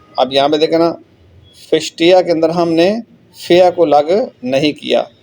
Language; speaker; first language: Urdu; non-native, local second language; Punjabi